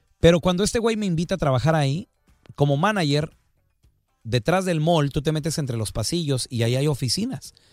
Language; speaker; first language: Spanish; native; Spanish